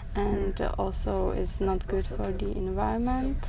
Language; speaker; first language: English; non-native, fluent; Czech